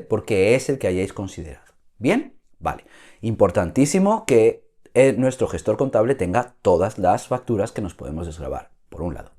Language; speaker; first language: Spanish; native; Spanish